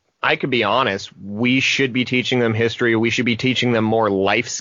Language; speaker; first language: English; native; English